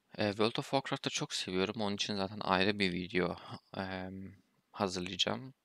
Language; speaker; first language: Turkish; early bilingual, heritage; Turkish